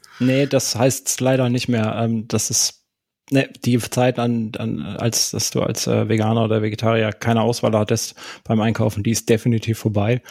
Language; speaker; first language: German; native; German